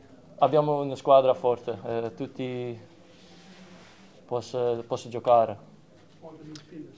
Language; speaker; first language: Italian; non-native, learner; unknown